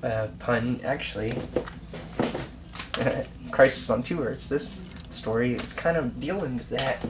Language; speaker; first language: English; native; English